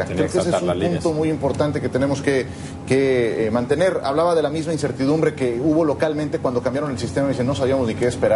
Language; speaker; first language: Spanish; native; Spanish